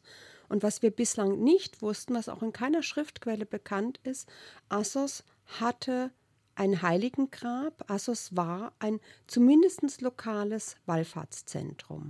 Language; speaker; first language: German; native; German